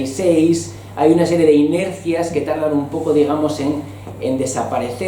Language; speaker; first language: Spanish; native; Spanish